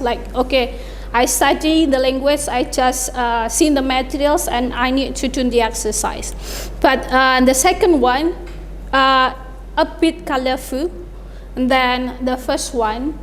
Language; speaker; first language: English; non-native, fluent; Indonesian